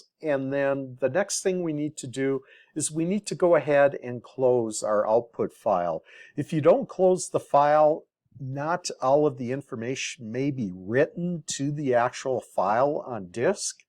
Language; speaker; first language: English; native; English